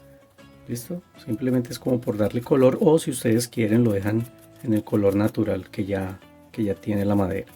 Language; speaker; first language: Spanish; native; Spanish